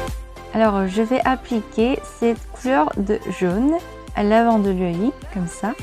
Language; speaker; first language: French; non-native, learner; Korean